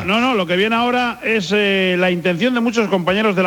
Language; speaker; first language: Spanish; native; Spanish